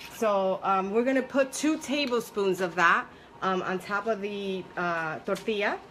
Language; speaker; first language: English; early bilingual, other home language; Spanish